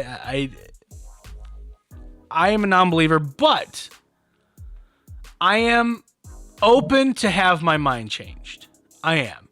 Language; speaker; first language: English; native; English